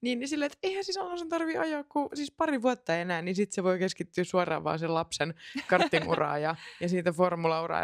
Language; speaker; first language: Finnish; native; Finnish